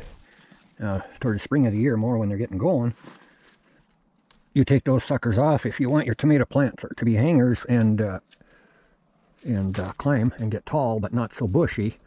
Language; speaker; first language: English; native; English